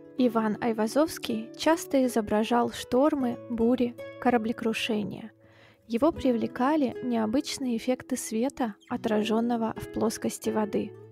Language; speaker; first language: Russian; native; Russian